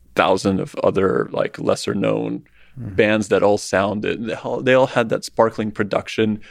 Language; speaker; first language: English; non-native, fluent; Russian